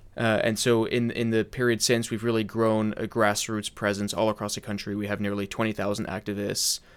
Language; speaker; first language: English; early bilingual, heritage; English